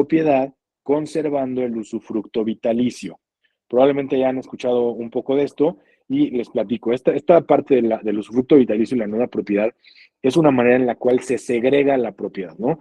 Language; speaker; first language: Spanish; native; Spanish